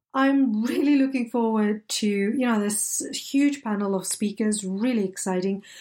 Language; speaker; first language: English; native; English